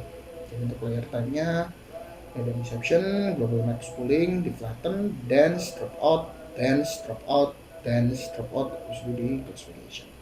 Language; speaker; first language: Indonesian; native; Indonesian